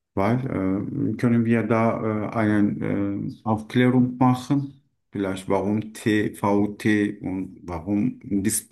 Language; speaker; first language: German; non-native, learner; Turkish